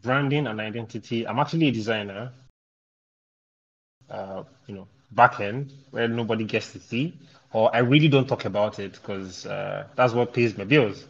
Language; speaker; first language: English; non-native, local second language; Yoruba